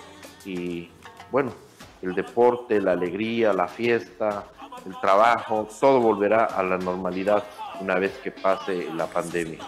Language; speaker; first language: Spanish; native; Spanish